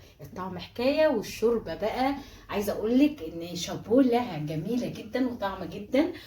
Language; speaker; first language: Arabic; native; Arabic